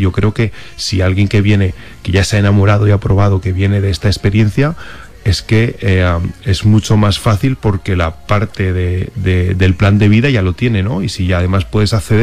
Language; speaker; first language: Spanish; native; Spanish